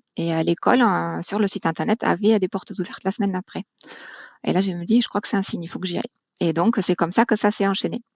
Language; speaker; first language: French; non-native, fluent; German